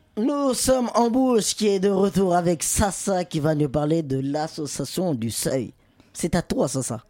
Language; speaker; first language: French; native; French